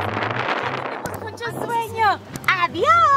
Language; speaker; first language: Spanish; native; Spanish